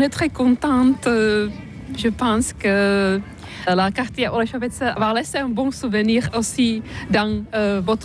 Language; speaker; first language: French; non-native, fluent; Czech